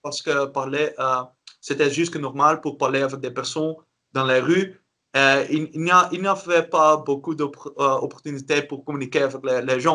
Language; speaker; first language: French; non-native, learner; Dutch